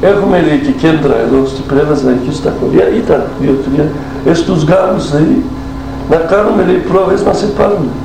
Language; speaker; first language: Greek; non-native, local second language; Turkish